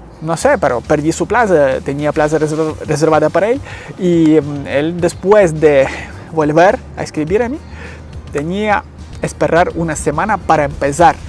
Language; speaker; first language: Spanish; non-native, learner; Ukrainian